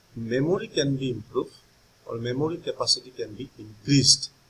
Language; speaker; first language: English; non-native, local second language; Assamese